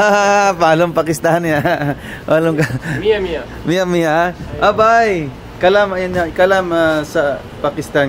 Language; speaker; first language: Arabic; non-native, learner; Filipino